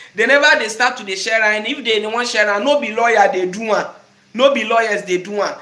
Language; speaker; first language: English; non-native, local second language; Akan